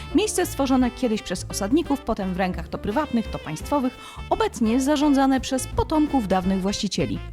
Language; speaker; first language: Polish; native; Polish